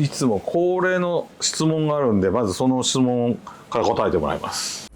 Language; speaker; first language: Japanese; native; Japanese